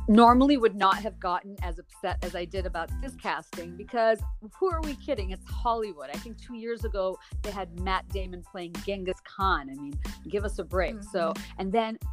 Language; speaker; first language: English; non-native, local second language; Bangla